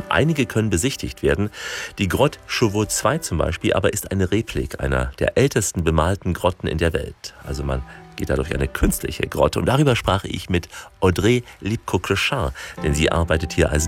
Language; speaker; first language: German; native; German